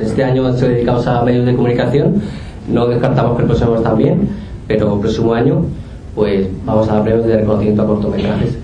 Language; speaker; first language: Spanish; native; Spanish